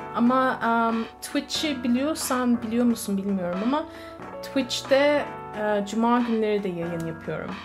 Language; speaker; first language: Turkish; early bilingual, heritage; Turkish